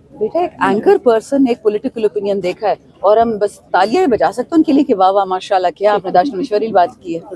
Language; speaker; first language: Urdu; non-native, local second language; Pashto